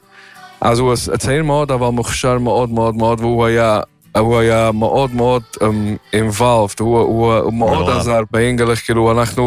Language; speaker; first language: Hebrew; non-native, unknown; Yiddish